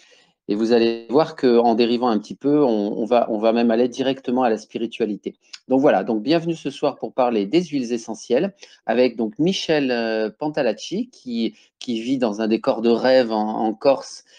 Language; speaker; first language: French; native; French